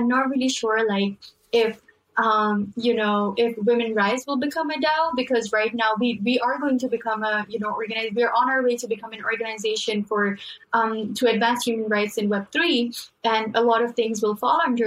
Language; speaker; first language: English; non-native, local second language; Urdu